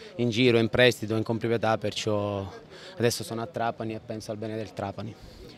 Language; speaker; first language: Italian; native; Italian